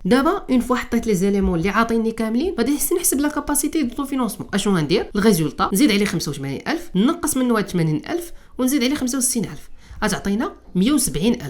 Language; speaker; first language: Arabic; native; Arabic